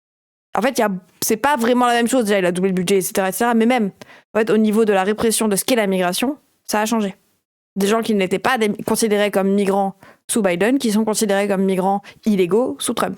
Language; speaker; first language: French; native; French